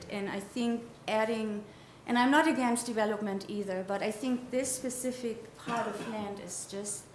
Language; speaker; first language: English; non-native, fluent; German